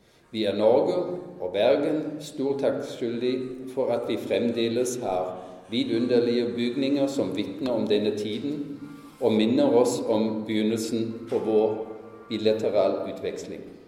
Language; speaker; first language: Norwegian; non-native, fluent; German